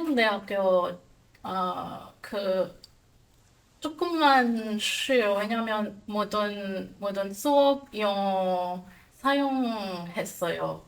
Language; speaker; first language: Korean; non-native, fluent; Croatian